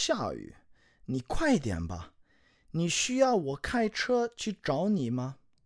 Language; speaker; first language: Chinese; non-native, learner; English